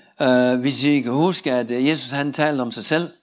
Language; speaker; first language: Danish; non-native, learner; Russian